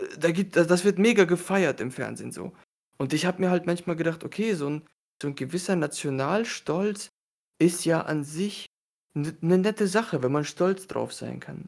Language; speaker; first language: German; early bilingual, other home language; Russian